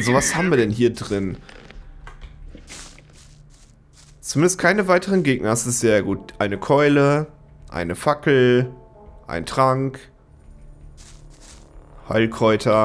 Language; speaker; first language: German; native; German